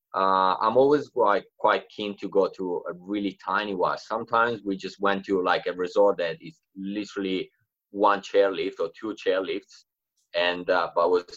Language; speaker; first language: English; non-native, fluent; Italian